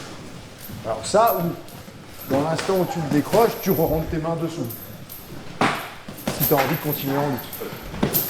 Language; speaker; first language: French; native; French